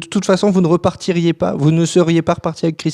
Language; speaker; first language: French; native; French